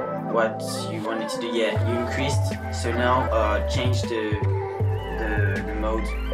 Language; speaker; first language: English; non-native, fluent; French